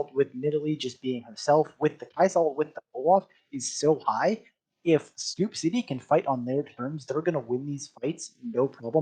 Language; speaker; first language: English; native; English